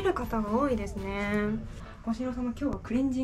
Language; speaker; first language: Japanese; native; Japanese